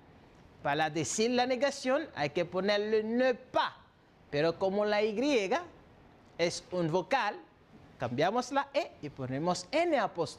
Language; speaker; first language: Spanish; non-native, fluent; French